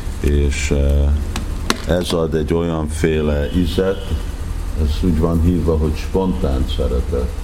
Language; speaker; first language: Hungarian; early bilingual, heritage; Hungarian